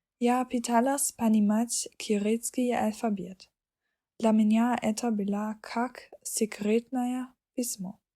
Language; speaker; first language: Russian; non-native, learner; German